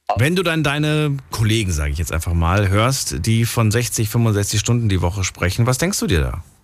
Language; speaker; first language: German; native; German